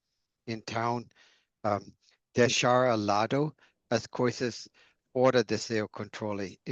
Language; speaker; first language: Portuguese; non-native, learner; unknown